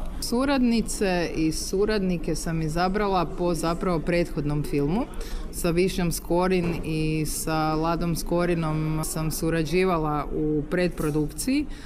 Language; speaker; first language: Serbian; native; Serbian